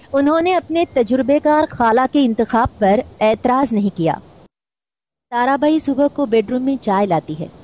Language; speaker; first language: Urdu; non-native, local second language; Marathi